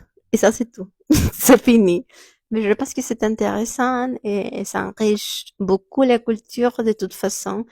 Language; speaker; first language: French; non-native, fluent; Spanish